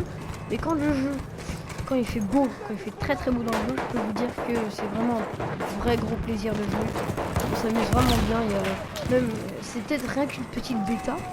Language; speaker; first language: French; native; French